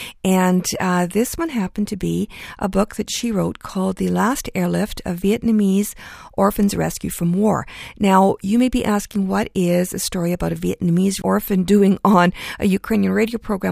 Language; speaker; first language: English; early bilingual, other home language; Ukrainian